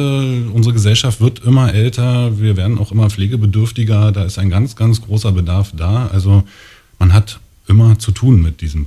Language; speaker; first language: German; native; German